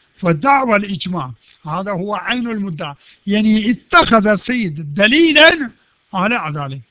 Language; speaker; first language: Arabic; non-native, fluent; Urdu